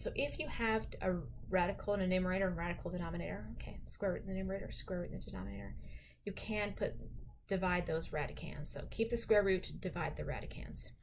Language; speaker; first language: English; native; English